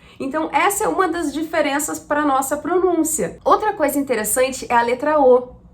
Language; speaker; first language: Portuguese; native; Portuguese